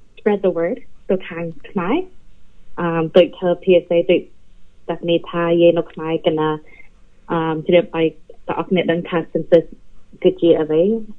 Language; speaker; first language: Khmer; early bilingual, heritage; Khmer